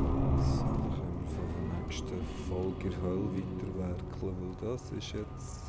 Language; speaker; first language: German; native; German